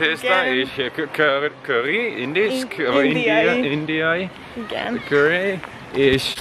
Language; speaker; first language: Hungarian; non-native, learner; Dutch